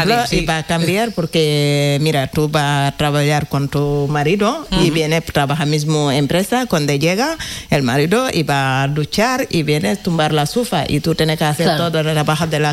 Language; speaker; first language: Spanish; non-native, learner; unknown